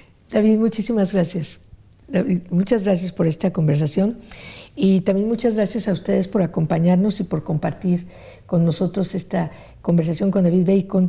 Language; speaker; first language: Spanish; native; Spanish